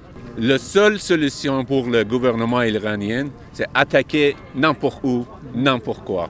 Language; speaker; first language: French; non-native, learner; Persian